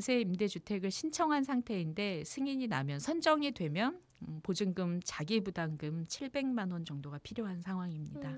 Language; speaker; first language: Korean; native; Korean